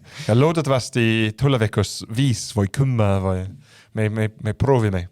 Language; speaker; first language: Estonian; non-native, fluent; English